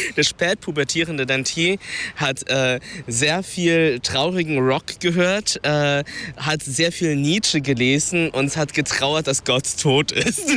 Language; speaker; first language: German; early bilingual, other home language; Vietnamese